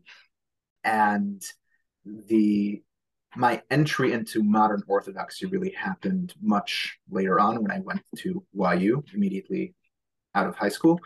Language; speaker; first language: English; early bilingual, other home language; Hebrew